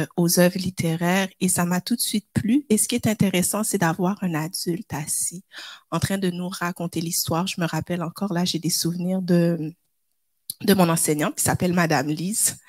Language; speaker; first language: French; native; French